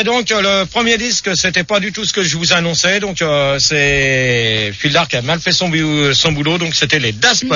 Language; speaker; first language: French; native; French